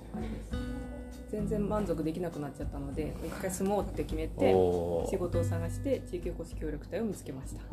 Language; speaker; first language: Japanese; native; Japanese